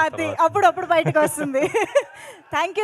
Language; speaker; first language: Telugu; native; Telugu